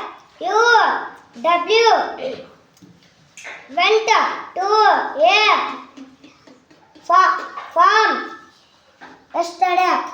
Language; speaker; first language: English; non-native, learner; Telugu